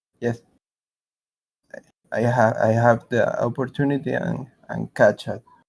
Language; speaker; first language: English; non-native, learner; Spanish